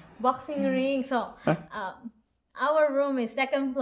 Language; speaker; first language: English; non-native, local second language; Cebuano